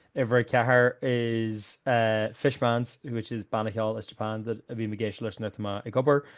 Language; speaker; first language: Irish; native; Irish